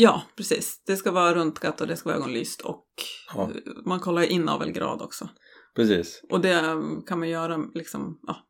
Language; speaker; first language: Swedish; native; Swedish